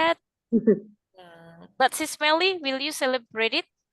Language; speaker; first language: English; non-native, fluent; Indonesian